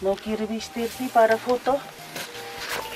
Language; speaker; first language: Spanish; non-native, local second language; Aymara